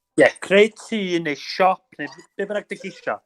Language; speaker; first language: Welsh; native; Welsh